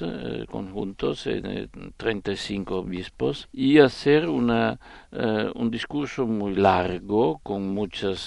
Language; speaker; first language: Spanish; non-native, fluent; Italian